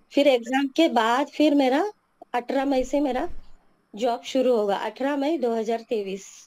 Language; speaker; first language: Hindi; non-native, local second language; Telugu